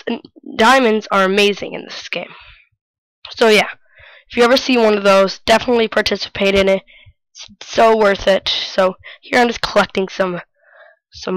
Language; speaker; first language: English; native; English